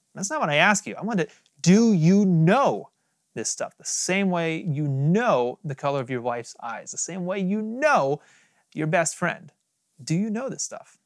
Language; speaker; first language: English; native; English